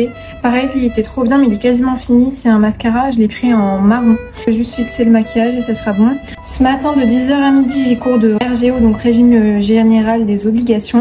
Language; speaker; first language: French; native; French